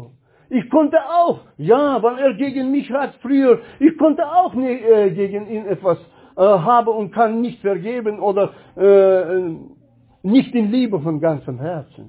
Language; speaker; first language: German; non-native, learner; Russian